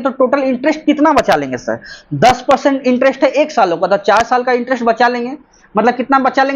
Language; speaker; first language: Hindi; native; Hindi